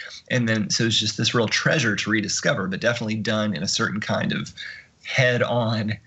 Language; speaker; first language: English; native; English